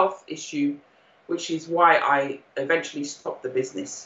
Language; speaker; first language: English; native; English